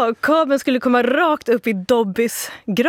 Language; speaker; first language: Swedish; native; Swedish